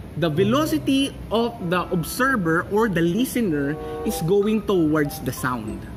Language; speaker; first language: English; non-native, local second language; Filipino